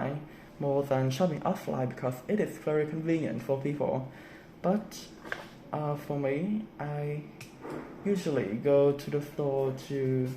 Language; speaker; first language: English; non-native, learner; Vietnamese